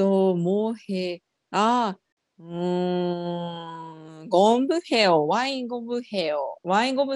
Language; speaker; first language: Korean; non-native, learner; Japanese